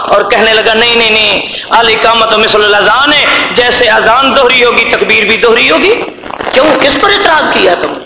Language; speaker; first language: Urdu; non-native, local second language; Punjabi